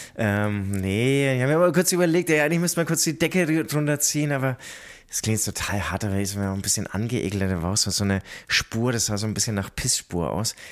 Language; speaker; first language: German; native; German